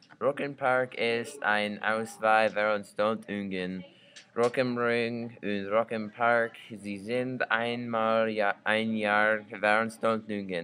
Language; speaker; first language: German; non-native, learner; English